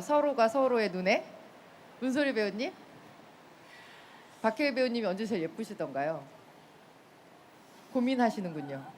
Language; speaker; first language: Korean; native; Korean